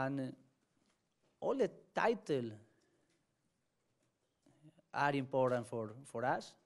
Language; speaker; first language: English; non-native, learner; Spanish